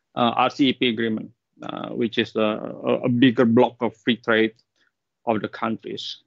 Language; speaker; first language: English; non-native, fluent; Indonesian